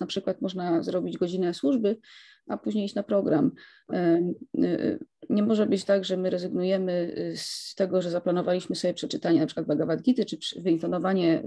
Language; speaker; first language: Polish; native; Polish